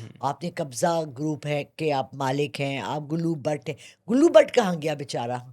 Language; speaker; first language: Urdu; native; Urdu